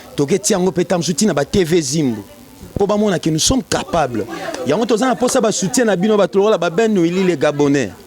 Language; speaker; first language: Lingala; native; Lingala